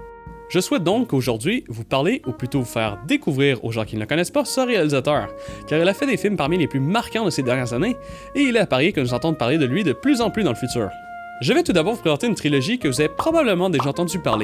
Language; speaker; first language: French; native; French